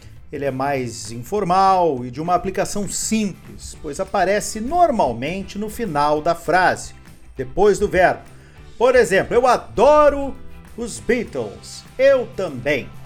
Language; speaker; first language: Portuguese; native; Portuguese